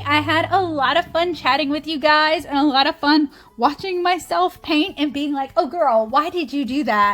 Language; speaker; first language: English; native; English